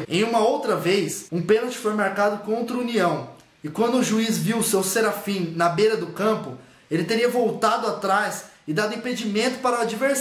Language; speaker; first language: Portuguese; native; Portuguese